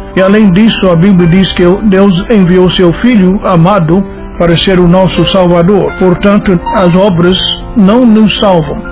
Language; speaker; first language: Portuguese; non-native, fluent; English